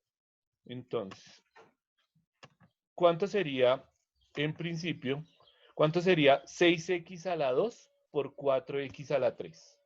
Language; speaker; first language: Spanish; native; Spanish